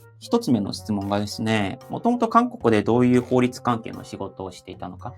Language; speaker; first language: Japanese; non-native, fluent; Korean